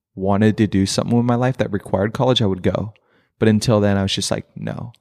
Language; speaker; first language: English; native; English